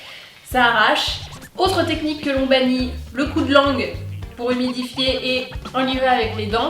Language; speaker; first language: French; native; French